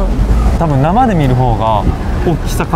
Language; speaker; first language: Japanese; native; Japanese